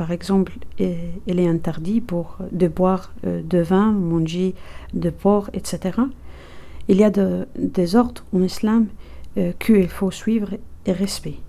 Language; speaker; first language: French; non-native, learner; Arabic